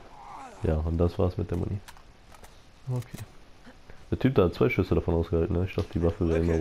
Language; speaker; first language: German; native; German